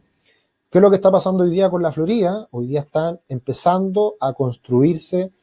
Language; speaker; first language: Spanish; native; Spanish